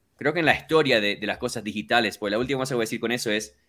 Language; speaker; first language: Spanish; early bilingual, heritage; Spanish